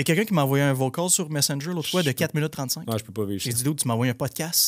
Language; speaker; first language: French; native; French